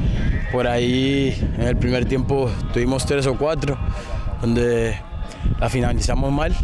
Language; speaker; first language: Spanish; native; Spanish